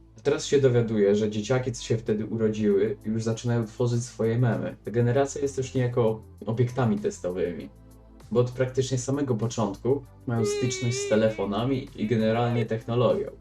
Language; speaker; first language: Polish; native; Polish